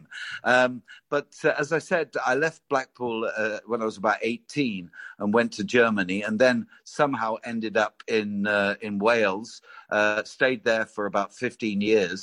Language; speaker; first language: English; native; English